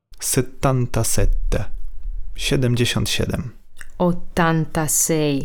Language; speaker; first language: Italian; non-native, learner; Polish